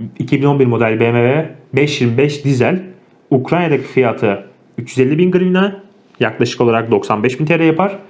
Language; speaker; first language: Turkish; native; Turkish